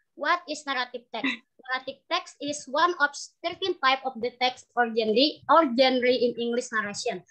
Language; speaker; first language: English; non-native, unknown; Indonesian